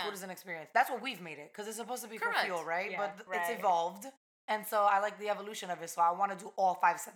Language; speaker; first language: English; early bilingual, other home language; Spanish